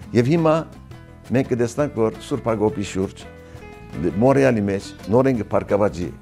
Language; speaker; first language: Armenian; native; Armenian